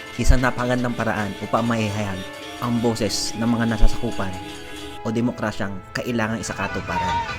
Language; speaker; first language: Filipino; native; Filipino